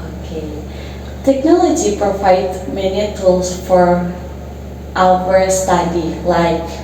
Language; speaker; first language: English; non-native, learner; Indonesian